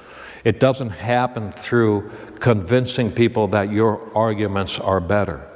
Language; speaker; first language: English; native; English